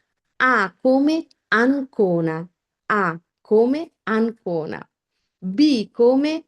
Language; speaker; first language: Italian; non-native, fluent; Bangla